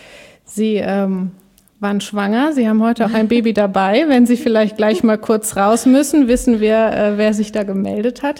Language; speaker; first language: German; native; German